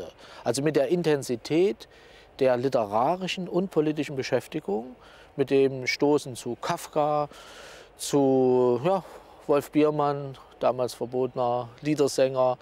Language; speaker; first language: German; native; German